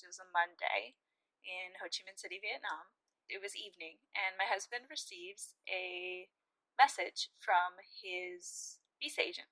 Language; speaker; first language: English; native; English